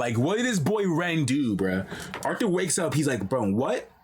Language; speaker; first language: English; native; English